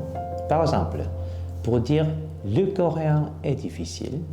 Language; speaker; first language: French; non-native, fluent; Korean